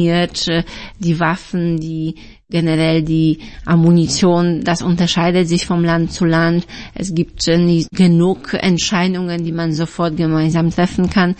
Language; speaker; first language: German; non-native, fluent; Polish